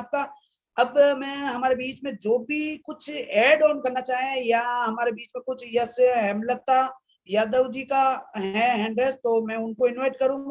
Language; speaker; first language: Hindi; native; Hindi